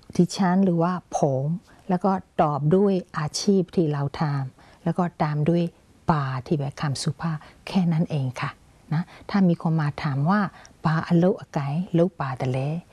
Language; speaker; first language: Thai; non-native, fluent; Burmese